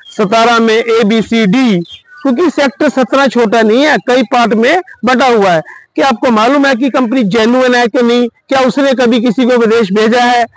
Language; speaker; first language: Hindi; non-native, local second language; Punjabi